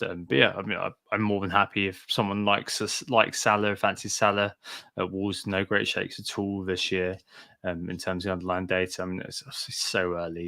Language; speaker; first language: English; native; English